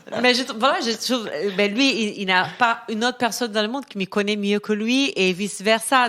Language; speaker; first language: French; non-native, fluent; Portuguese